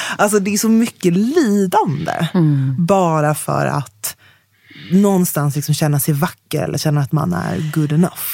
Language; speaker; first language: Swedish; native; Swedish